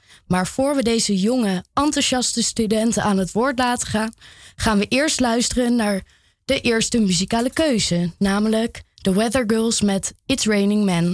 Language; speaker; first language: Dutch; native; Dutch